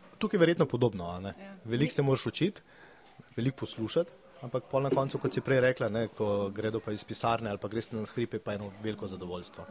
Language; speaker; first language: Slovenian; native; Slovenian